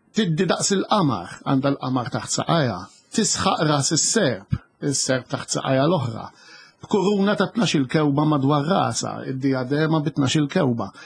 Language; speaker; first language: Maltese; native; Maltese